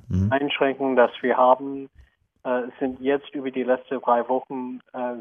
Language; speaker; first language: German; non-native, fluent; English